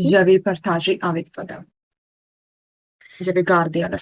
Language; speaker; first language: French; non-native, learner; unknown